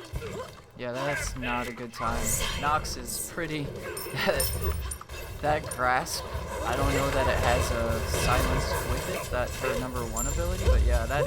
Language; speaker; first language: English; native; English